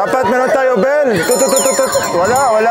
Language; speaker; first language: Filipino; non-native, learner; Arabic